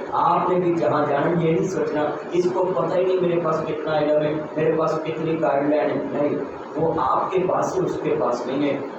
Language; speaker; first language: Urdu; non-native, local second language; Punjabi